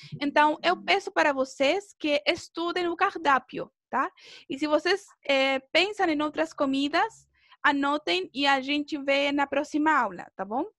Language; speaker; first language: Portuguese; non-native, fluent; Spanish